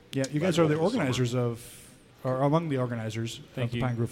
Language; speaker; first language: English; native; English